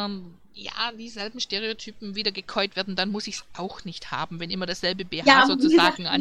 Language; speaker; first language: German; native; German